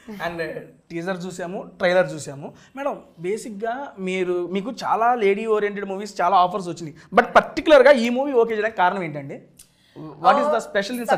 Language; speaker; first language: Telugu; native; Telugu